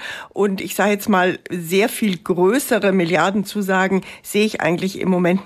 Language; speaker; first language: German; native; German